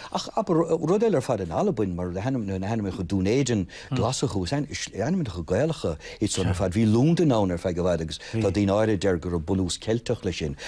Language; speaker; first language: Irish; non-native, local second language; English